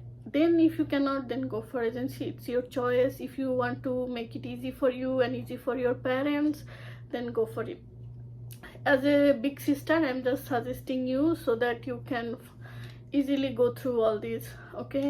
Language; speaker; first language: English; non-native, local second language; Bangla